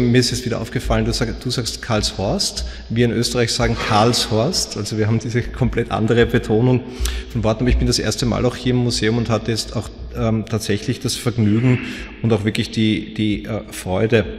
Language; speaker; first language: German; native; German